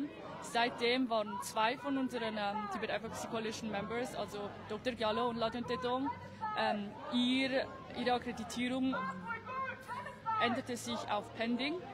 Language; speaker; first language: German; early bilingual, other home language; Tibetan